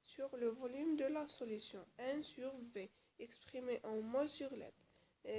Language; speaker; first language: French; non-native, local second language; Arabic